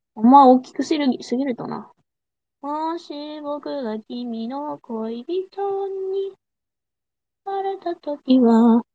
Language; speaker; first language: Japanese; non-native, fluent; English